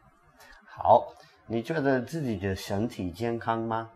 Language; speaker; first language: Chinese; non-native, learner; English